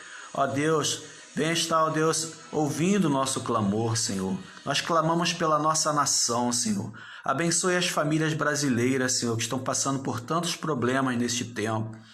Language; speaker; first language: Portuguese; native; Portuguese